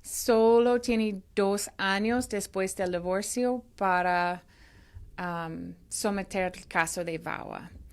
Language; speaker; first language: Spanish; non-native, fluent; English